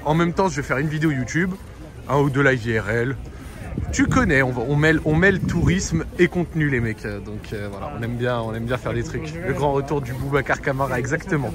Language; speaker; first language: French; native; French